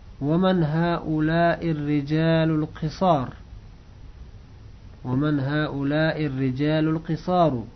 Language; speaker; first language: Arabic; non-native, fluent; Uzbek